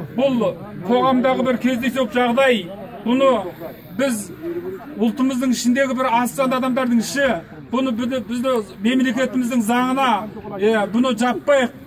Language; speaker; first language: Kazakh; early bilingual, heritage; Kazakh